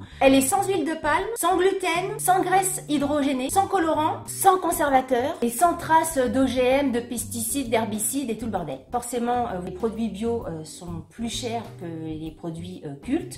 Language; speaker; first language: French; native; French